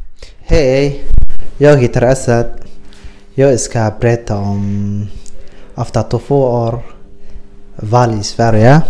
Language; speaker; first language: Swedish; non-native, learner; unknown